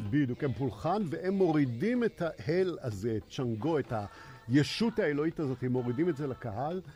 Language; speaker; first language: Hebrew; native; Hebrew